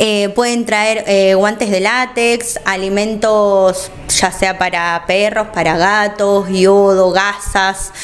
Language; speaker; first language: Spanish; native; Spanish